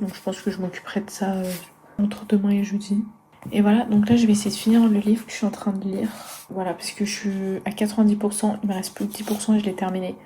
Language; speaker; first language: French; native; French